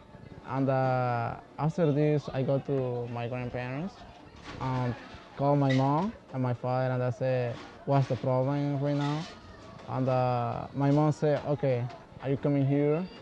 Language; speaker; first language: English; non-native, learner; Spanish